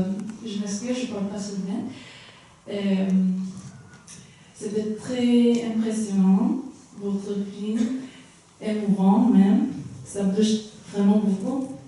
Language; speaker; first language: French; non-native, fluent; Korean